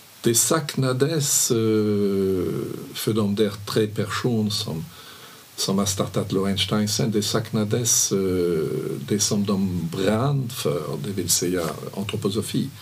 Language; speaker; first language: Swedish; non-native, fluent; French